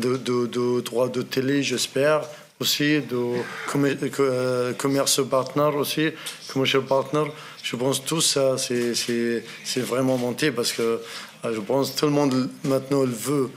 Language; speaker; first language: French; non-native, learner; Arabic